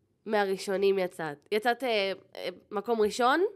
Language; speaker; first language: Hebrew; native; Hebrew